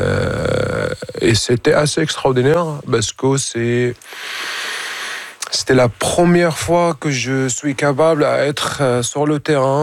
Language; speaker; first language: French; non-native, fluent; Arabic